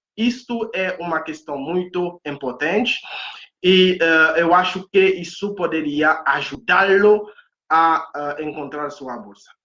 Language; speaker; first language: Portuguese; non-native, fluent; Haitian Creole